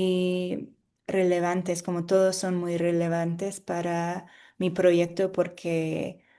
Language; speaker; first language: Spanish; non-native, fluent; English